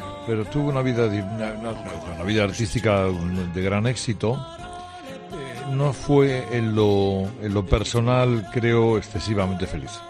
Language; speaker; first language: Spanish; native; Spanish